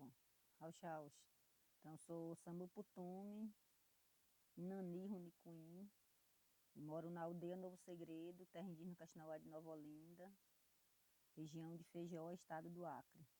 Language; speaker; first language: Portuguese; non-native, local second language; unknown